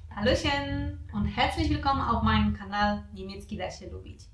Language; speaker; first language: German; non-native, fluent; Polish